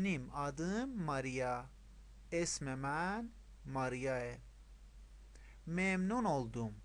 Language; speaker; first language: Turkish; non-native, fluent; Persian